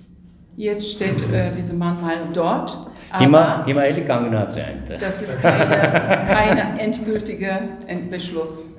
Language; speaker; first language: German; non-native, fluent; Turkish